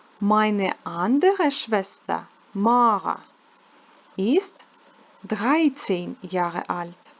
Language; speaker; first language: German; non-native, fluent; Ukrainian